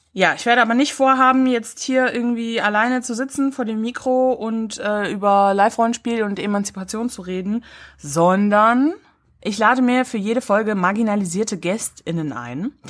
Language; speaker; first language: German; native; German